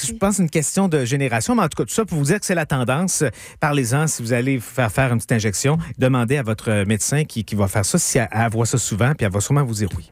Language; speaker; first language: French; native; French